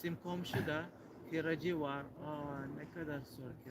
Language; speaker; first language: Turkish; non-native, learner; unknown